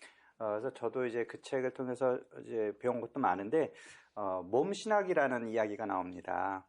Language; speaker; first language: Korean; native; Korean